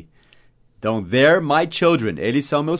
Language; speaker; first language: Portuguese; non-native, fluent; English